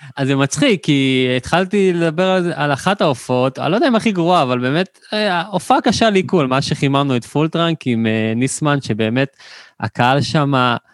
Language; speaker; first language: Hebrew; native; Hebrew